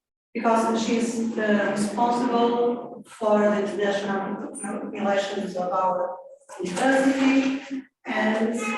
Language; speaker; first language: English; non-native, fluent; Portuguese